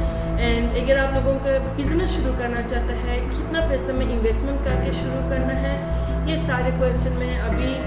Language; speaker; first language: Hindi; non-native, learner; Turkish